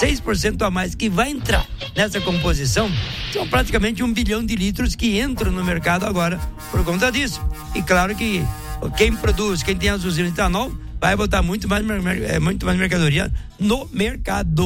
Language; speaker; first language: Portuguese; native; Portuguese